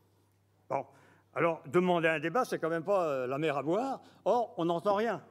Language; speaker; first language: French; native; French